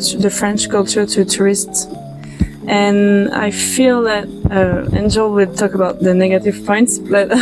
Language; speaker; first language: English; non-native, fluent; French